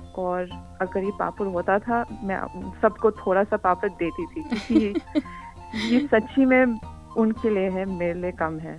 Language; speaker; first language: Hindi; early bilingual, heritage; Hindi